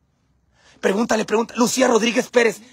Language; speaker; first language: Spanish; native; Spanish